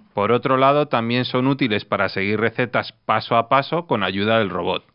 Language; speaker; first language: Spanish; non-native, fluent; Russian